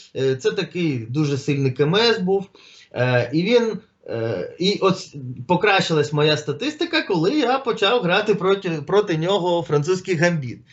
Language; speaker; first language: Ukrainian; native; Ukrainian